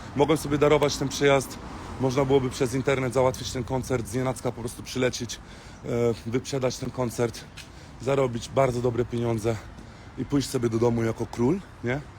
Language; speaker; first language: Polish; early bilingual, heritage; Polish